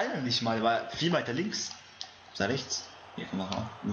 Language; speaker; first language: German; native; German